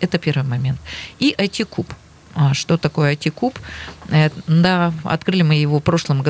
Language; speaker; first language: Russian; native; Russian